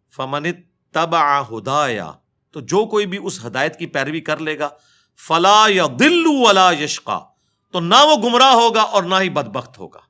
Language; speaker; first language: Urdu; native; Urdu